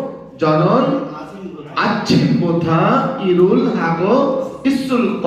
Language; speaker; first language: Korean; non-native, learner; Bangla